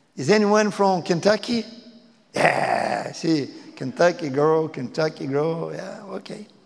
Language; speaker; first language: English; non-native, learner; Portuguese